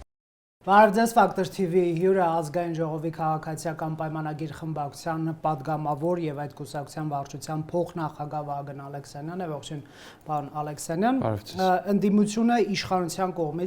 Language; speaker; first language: Armenian; native; Armenian